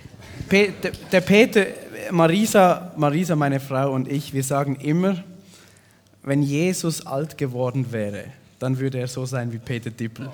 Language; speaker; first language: German; native; German